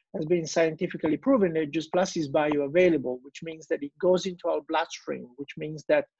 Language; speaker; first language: English; non-native, fluent; Italian